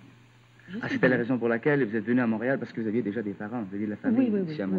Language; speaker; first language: French; native; French